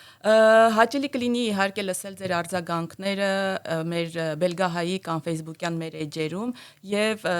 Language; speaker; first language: Armenian; early bilingual, heritage; Armenian